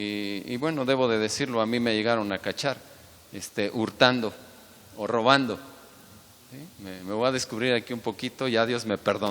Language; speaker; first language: Spanish; native; Spanish